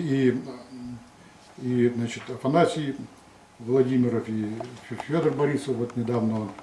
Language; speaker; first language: Russian; non-native, local second language; Yakut